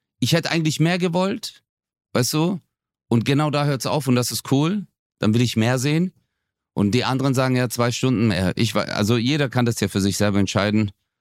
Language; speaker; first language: German; native; German